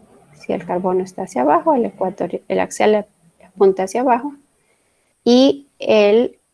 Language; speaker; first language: Spanish; native; Spanish